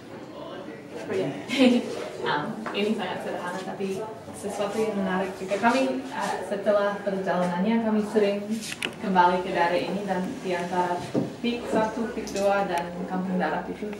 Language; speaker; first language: Indonesian; non-native, fluent; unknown